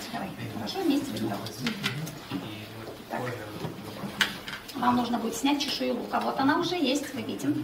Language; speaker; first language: Russian; native; Russian